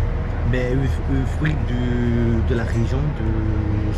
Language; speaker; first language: French; non-native, learner; Spanish